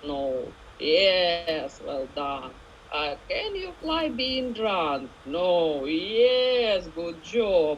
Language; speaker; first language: English; non-native, learner; Ukrainian